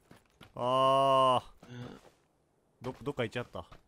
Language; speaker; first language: Japanese; native; Japanese